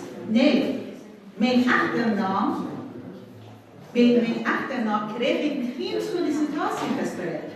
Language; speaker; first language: Dutch; non-native, fluent; Persian